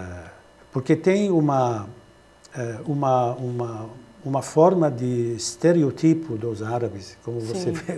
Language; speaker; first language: Portuguese; non-native, fluent; Arabic